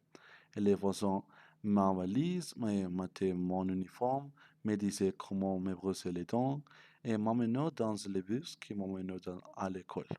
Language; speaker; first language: French; non-native, learner; Spanish